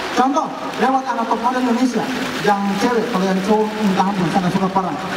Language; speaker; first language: Indonesian; non-native, local second language; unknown